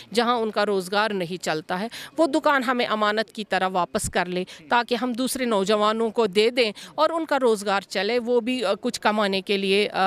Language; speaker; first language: Hindi; non-native, local second language; Kashmiri